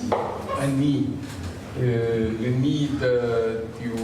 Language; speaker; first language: French; non-native, fluent; Portuguese